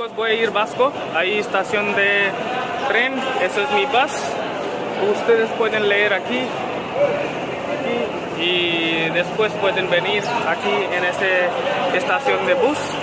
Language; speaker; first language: Spanish; non-native, learner; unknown